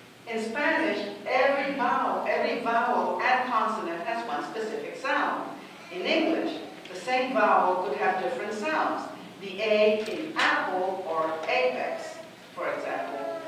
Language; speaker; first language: English; non-native, fluent; Spanish